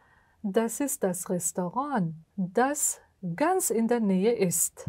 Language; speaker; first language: German; non-native, fluent; Uzbek